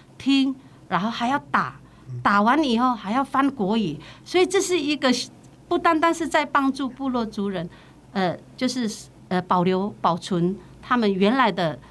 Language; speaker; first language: Chinese; non-native, local second language; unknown